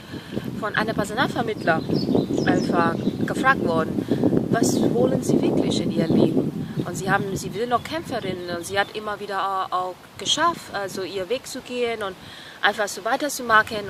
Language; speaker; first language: German; non-native, fluent; Burmese